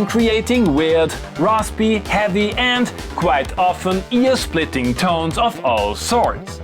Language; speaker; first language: English; non-native, fluent; German